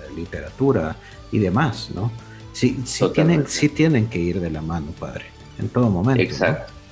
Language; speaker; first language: Spanish; native; Spanish